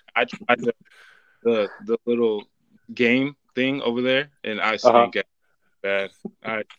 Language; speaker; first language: English; native; English